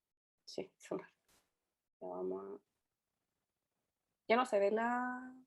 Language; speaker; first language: Spanish; native; Spanish